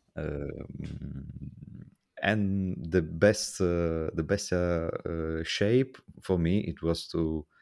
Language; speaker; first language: English; non-native, fluent; Italian